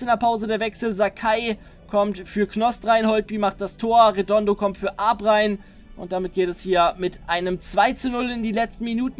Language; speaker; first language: German; native; German